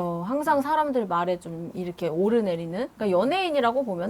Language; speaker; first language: Korean; native; Korean